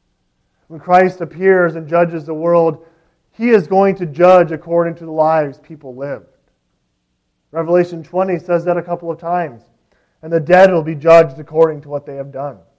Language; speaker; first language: English; native; English